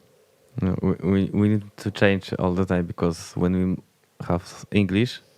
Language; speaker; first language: English; non-native, fluent; Polish